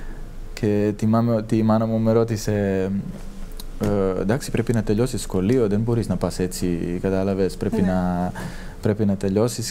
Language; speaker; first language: Greek; non-native, fluent; Serbian